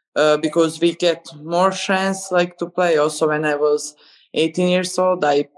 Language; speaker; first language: English; non-native, fluent; Serbian